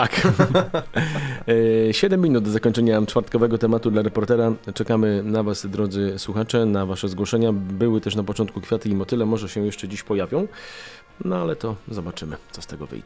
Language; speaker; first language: Polish; native; Polish